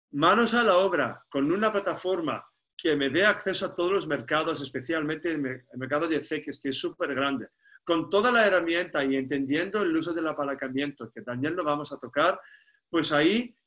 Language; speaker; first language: Spanish; non-native, fluent; Greek